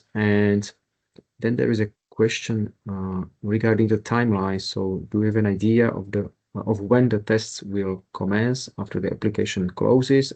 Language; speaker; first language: English; non-native, fluent; Slovak